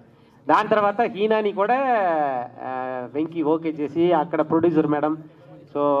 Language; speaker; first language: Telugu; native; Telugu